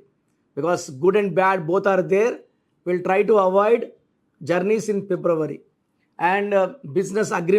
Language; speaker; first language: Telugu; native; Telugu